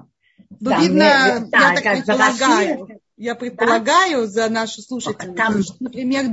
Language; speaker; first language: Russian; native; Russian